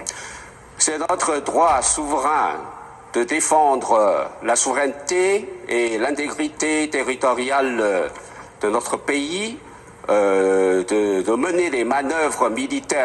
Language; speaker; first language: French; non-native, fluent; Chinese